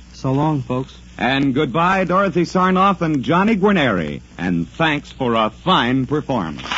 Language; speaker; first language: English; native; English